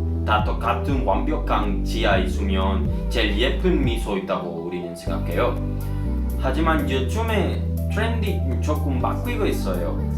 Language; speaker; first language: Korean; non-native, learner; Spanish